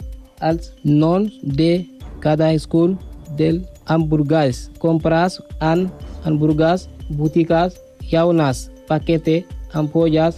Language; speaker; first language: Catalan; non-native, learner; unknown